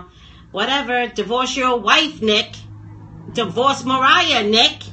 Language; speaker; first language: English; native; English